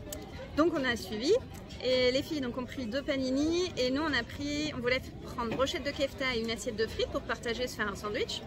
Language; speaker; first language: French; native; French